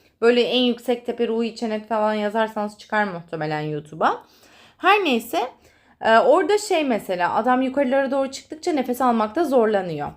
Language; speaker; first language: Turkish; native; Turkish